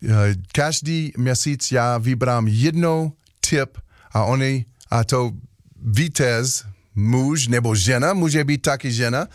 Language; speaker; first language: Czech; non-native, learner; English